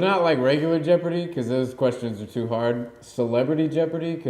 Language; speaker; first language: English; native; English